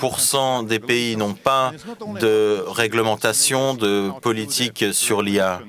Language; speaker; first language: French; native; French